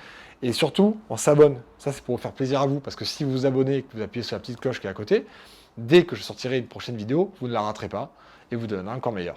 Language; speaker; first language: French; native; French